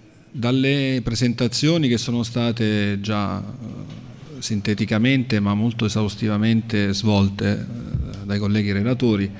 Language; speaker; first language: Italian; native; Italian